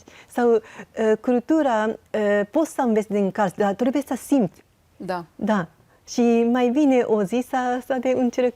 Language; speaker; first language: Romanian; non-native, learner; Japanese